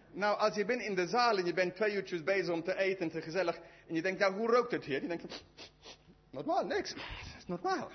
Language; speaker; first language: Dutch; non-native, fluent; English